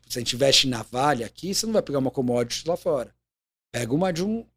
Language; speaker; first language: Portuguese; native; Portuguese